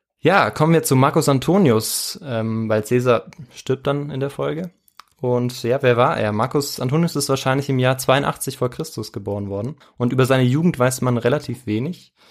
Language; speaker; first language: German; native; German